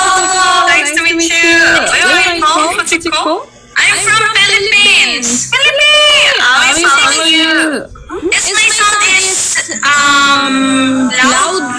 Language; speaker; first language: English; non-native, learner; Filipino